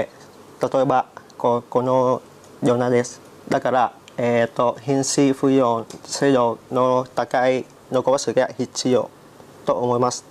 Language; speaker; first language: Japanese; non-native, learner; Vietnamese